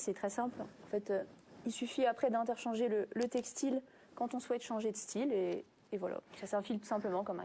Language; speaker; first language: French; native; French